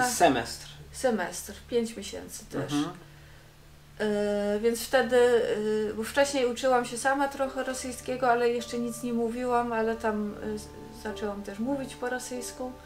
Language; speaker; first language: Polish; non-native, fluent; Dutch